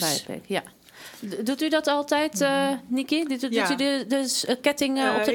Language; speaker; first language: Dutch; native; Dutch